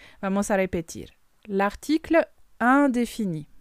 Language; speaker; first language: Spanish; non-native, fluent; French